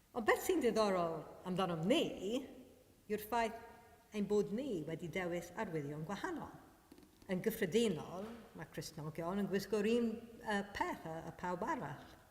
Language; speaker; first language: Welsh; non-native, fluent; Maltese